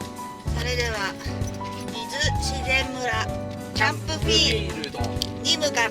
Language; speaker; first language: Japanese; native; Japanese